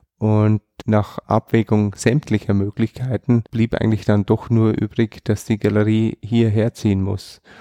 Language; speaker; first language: German; native; German